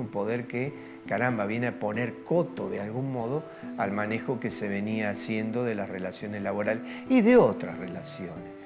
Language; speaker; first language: Spanish; native; Spanish